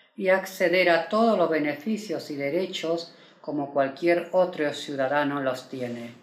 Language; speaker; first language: Spanish; native; Spanish